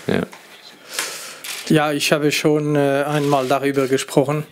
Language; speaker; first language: German; non-native, fluent; French